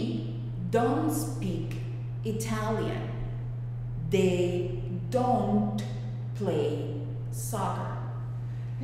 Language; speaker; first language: English; non-native, fluent; Spanish